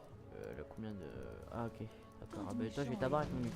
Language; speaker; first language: French; native; French